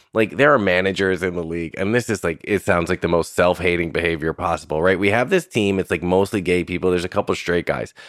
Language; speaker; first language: English; native; English